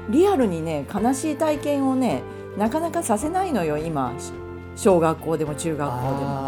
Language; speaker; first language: Japanese; native; Japanese